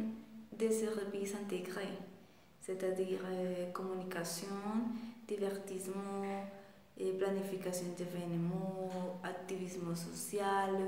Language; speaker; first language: French; non-native, fluent; Spanish